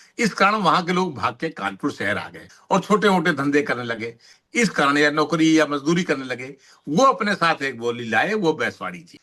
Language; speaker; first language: Hindi; native; Hindi